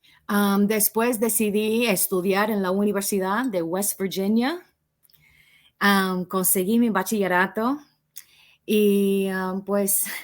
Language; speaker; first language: Spanish; non-native, fluent; English